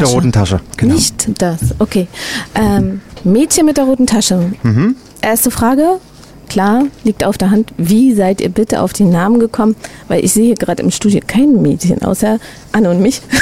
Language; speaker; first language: German; native; German